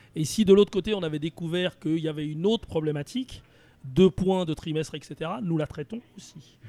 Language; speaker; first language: French; native; French